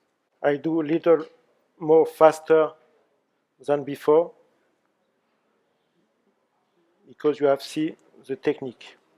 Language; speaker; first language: English; non-native, learner; French